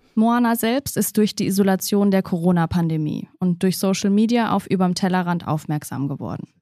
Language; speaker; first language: German; native; German